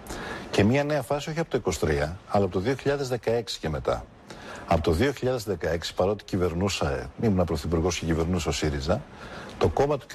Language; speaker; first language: Greek; native; Greek